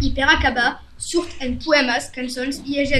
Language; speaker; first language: Catalan; native; Catalan